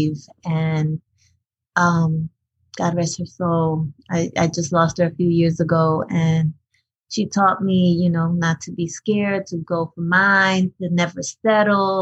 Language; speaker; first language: English; early bilingual, other home language; Spanish